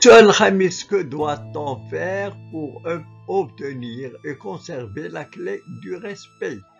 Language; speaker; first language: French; non-native, fluent; Arabic